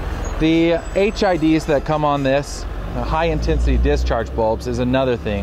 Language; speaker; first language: English; native; English